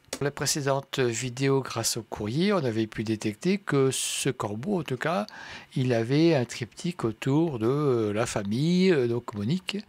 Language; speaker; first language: French; native; French